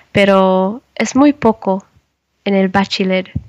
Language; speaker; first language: Spanish; non-native, learner; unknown